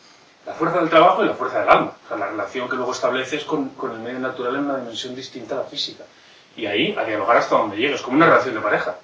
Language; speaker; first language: Spanish; native; Spanish